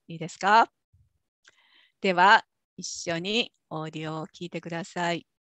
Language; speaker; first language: Japanese; native; Japanese